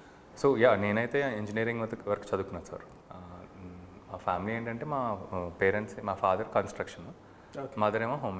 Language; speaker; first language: Telugu; native; Telugu